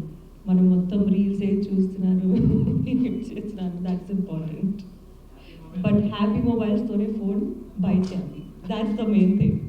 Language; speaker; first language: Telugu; non-native, learner; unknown